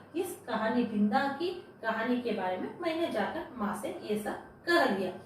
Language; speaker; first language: Hindi; non-native, local second language; Kannada